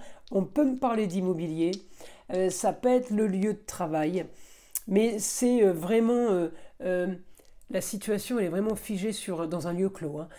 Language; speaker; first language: French; native; French